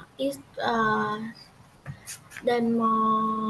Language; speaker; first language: English; non-native, learner; Vietnamese